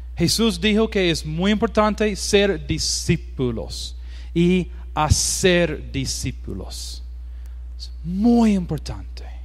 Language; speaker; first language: Spanish; non-native, learner; English